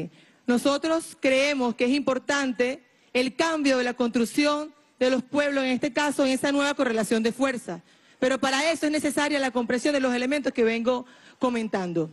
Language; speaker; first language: Spanish; native; Spanish